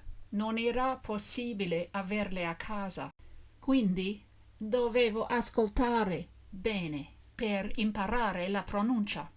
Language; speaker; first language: Italian; non-native, learner; English